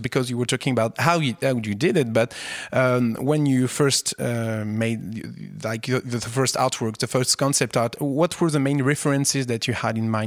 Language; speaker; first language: English; non-native, fluent; French